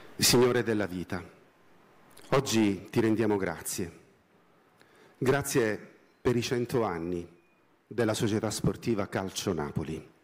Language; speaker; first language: Italian; native; Italian